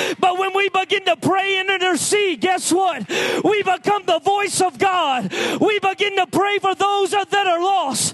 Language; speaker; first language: English; native; English